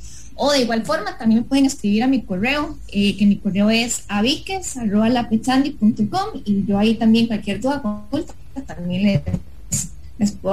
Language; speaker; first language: Spanish; native; Spanish